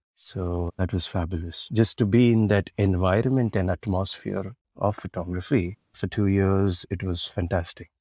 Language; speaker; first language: English; non-native, local second language; Marathi